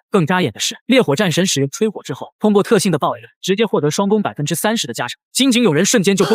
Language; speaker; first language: Chinese; native; Chinese